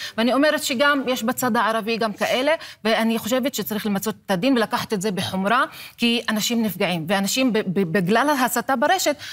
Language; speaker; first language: Hebrew; non-native, local second language; Arabic